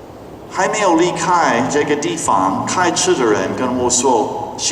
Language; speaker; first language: Chinese; non-native, fluent; English